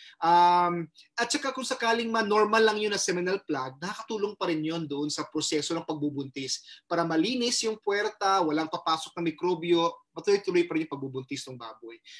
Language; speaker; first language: Filipino; non-native, local second language; Cebuano